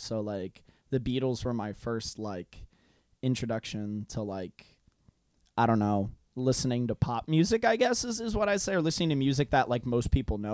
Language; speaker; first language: English; non-native, fluent; Hungarian